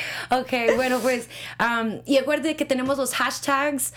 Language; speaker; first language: Spanish; early bilingual, heritage; Spanish